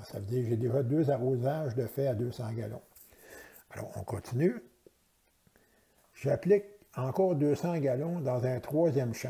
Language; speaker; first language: French; native; French